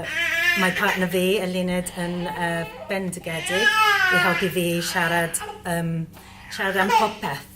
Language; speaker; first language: Welsh; non-native, learner; English